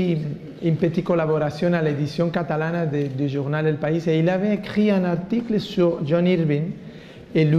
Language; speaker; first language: French; non-native, fluent; Spanish